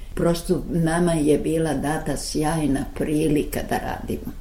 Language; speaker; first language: Serbian; native; Serbian